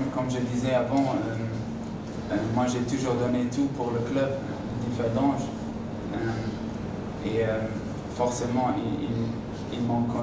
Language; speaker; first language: French; non-native, local second language; Luxembourgish